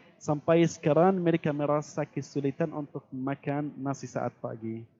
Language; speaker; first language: Indonesian; non-native, fluent; Arabic